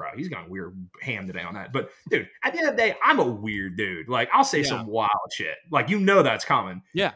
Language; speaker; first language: English; native; English